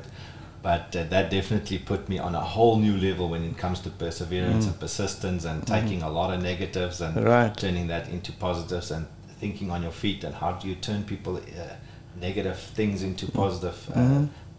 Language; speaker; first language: English; non-native, local second language; Afrikaans